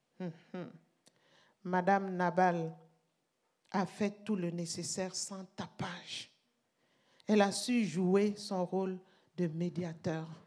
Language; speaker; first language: French; non-native, local second language; Mossi